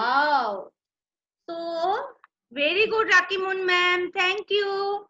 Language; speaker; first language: English; non-native, local second language; Bangla